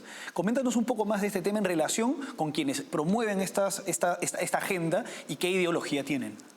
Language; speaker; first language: Spanish; native; Spanish